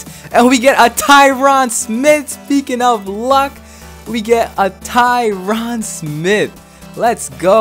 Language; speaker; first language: English; native; English